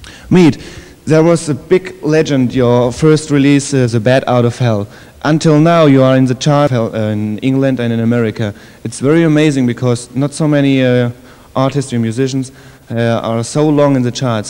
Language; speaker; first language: English; non-native, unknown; German